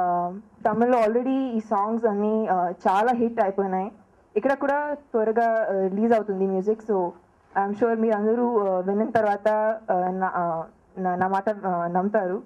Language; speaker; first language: Telugu; non-native, local second language; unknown